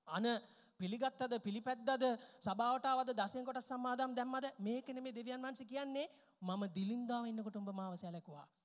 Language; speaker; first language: Sinhala; non-native, local second language; Tamil